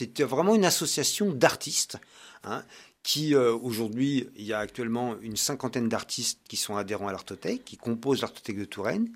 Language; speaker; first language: French; native; French